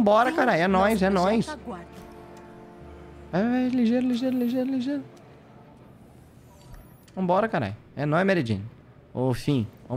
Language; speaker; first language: Portuguese; native; Portuguese